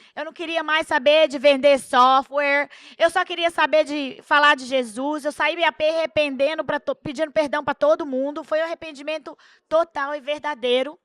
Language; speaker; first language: Portuguese; early bilingual, heritage; Portuguese